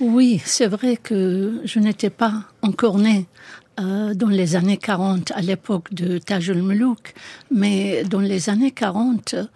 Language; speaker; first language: French; non-native, fluent; Arabic